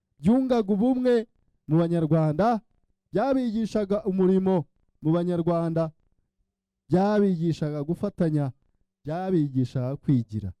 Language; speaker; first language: Kinyarwanda; early bilingual, heritage; Kinyarwanda